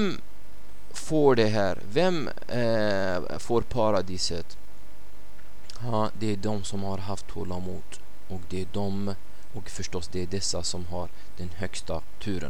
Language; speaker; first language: Swedish; non-native, fluent; Arabic